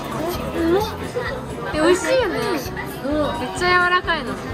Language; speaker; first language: Japanese; native; Japanese